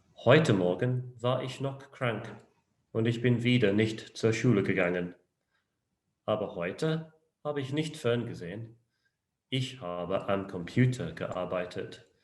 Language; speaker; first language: German; non-native, fluent; English